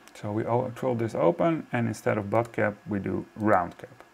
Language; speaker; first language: English; non-native, fluent; Dutch